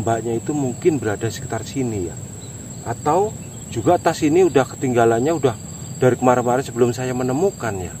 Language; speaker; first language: Indonesian; native; Indonesian